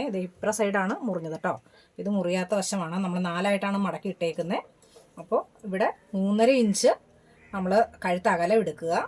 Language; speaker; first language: Malayalam; native; Malayalam